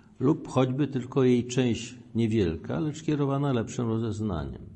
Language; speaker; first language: Polish; native; Polish